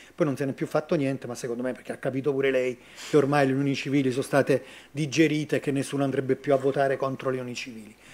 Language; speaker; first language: Italian; native; Italian